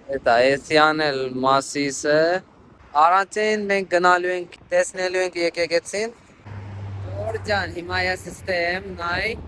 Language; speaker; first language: Armenian; non-native, learner; Hindi